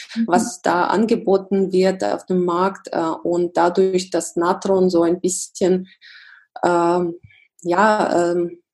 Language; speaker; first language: German; non-native, fluent; Russian